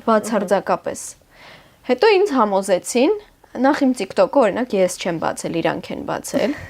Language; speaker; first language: Armenian; native; Armenian